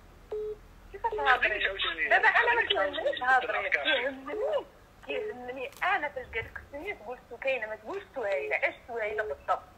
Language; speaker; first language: Arabic; native; Arabic